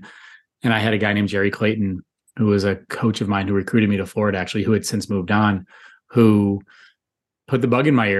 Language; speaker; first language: English; native; English